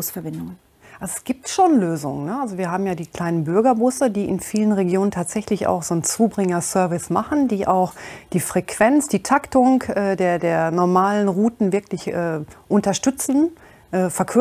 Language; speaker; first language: German; native; German